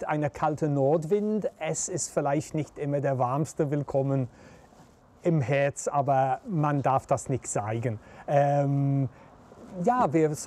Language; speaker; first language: German; non-native, fluent; English